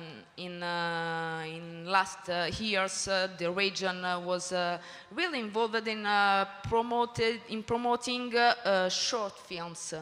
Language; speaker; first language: English; non-native, learner; Italian